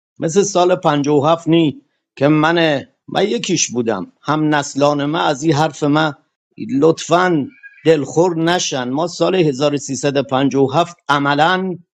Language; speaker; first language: Persian; non-native, local second language; Kurdish